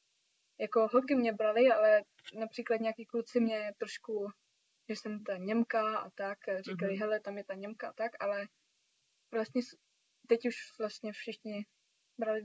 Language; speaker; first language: Czech; early bilingual, heritage; Czech